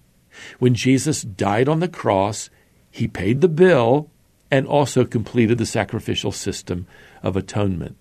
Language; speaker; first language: English; native; English